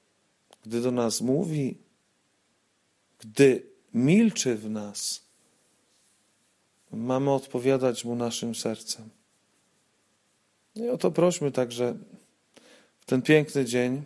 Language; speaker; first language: Polish; native; Polish